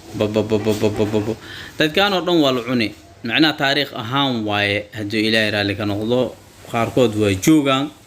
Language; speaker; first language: Somali; native; Somali